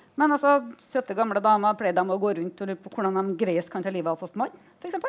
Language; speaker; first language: Norwegian; native; Norwegian